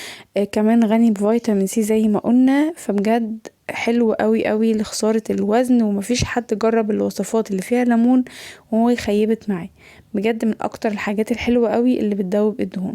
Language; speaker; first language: Arabic; native; Arabic